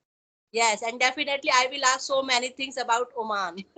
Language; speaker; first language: English; non-native, local second language; Hindi